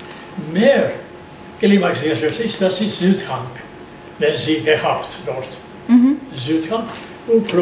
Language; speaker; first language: German; non-native, learner; Georgian